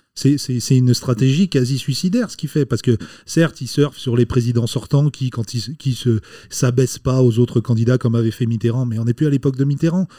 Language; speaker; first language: French; native; French